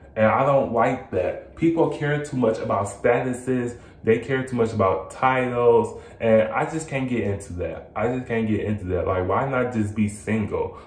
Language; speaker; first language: English; native; English